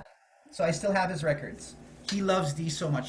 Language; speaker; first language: English; non-native, local second language; Filipino